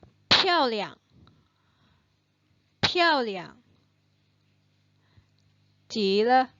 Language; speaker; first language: Chinese; non-native, fluent; Indonesian